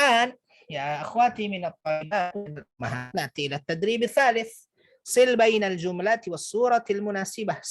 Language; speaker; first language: Arabic; non-native, fluent; Indonesian